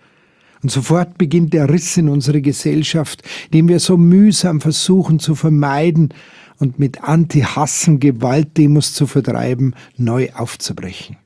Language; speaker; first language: German; native; German